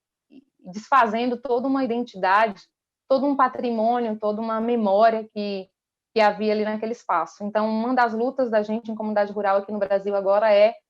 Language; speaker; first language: Portuguese; native; Portuguese